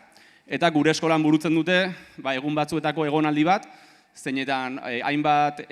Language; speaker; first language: Basque; native; Basque